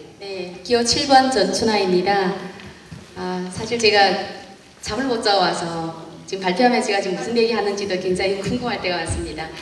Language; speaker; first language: Korean; native; Korean